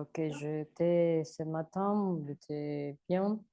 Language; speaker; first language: French; non-native, learner; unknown